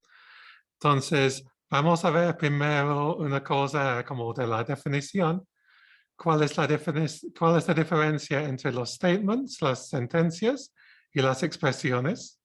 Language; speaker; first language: Spanish; non-native, fluent; English